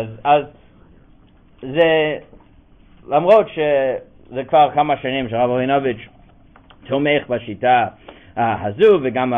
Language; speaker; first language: Hebrew; non-native, fluent; English